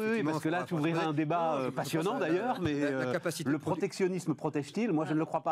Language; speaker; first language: French; native; French